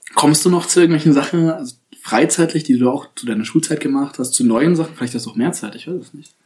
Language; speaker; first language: German; native; German